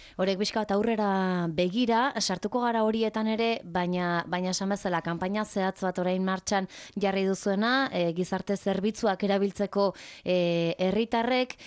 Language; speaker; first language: Basque; native; Basque